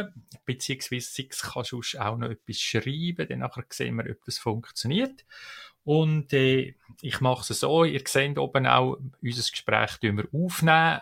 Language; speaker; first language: German; native; German